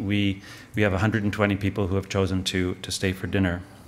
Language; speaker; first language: English; native; English